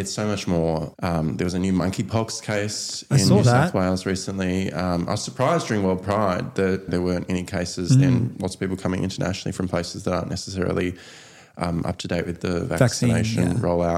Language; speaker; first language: English; native; English